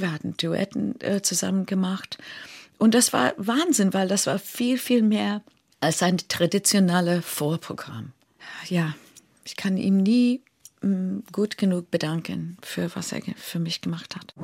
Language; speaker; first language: German; non-native, fluent; English